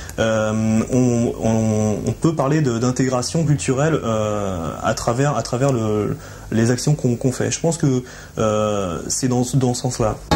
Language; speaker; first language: French; early bilingual, other home language; Portuguese